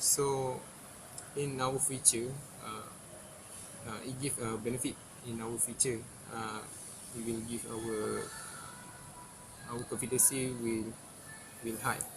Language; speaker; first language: English; non-native, local second language; Malay